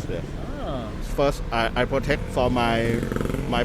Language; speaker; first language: English; non-native, learner; Thai